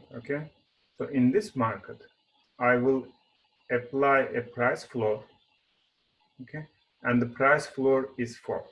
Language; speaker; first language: English; non-native, fluent; Turkish